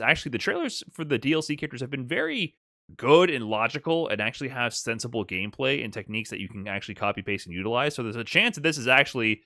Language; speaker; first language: English; native; English